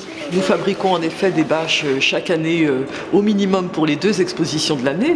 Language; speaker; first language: French; native; French